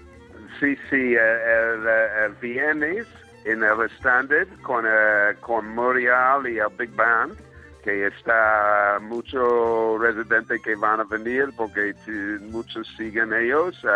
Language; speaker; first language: Spanish; non-native, fluent; English